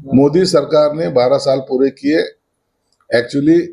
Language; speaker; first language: Hindi; non-native, local second language; Marathi